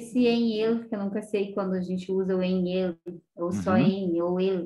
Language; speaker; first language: Spanish; non-native, learner; Portuguese